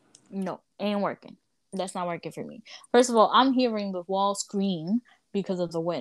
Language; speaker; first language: English; early bilingual, other home language; Spanish